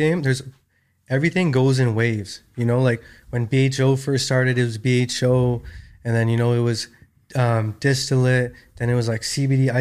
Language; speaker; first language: English; native; English